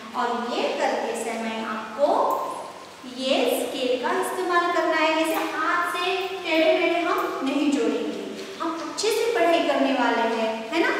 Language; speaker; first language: Hindi; non-native, local second language; Marathi